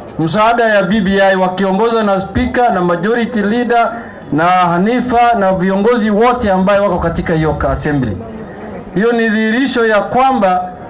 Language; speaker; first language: Swahili; non-native, local second language; Luo (Kenya and Tanzania)